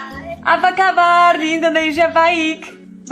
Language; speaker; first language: Indonesian; non-native, fluent; Polish